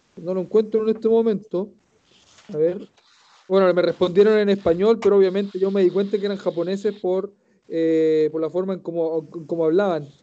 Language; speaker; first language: Spanish; native; Spanish